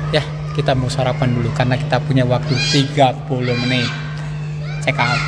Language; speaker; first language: Indonesian; native; Indonesian